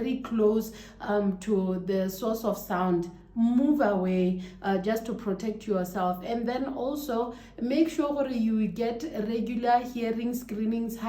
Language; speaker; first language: English; non-native, local second language; Tswana